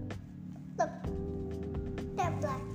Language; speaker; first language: English; non-native, learner; Indonesian